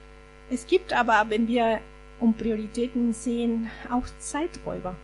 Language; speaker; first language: German; non-native, fluent; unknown